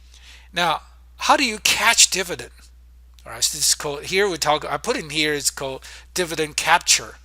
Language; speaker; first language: English; non-native, fluent; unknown